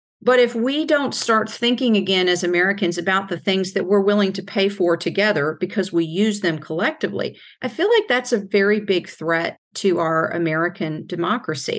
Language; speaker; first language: English; native; English